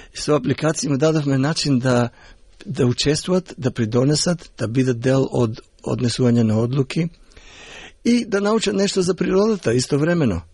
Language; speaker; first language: Macedonian; early bilingual, heritage; Macedonian